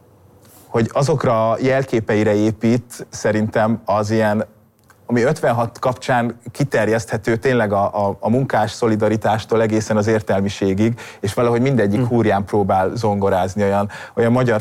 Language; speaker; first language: Hungarian; native; Hungarian